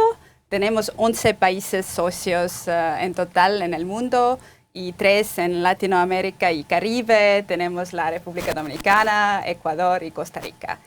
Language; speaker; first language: Spanish; non-native, fluent; Estonian